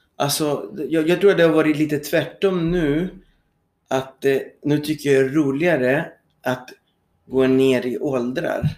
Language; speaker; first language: Swedish; non-native, fluent; Spanish